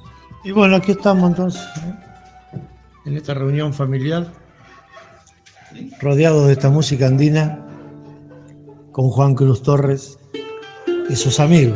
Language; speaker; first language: Spanish; native; Spanish